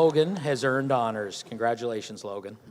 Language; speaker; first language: English; native; English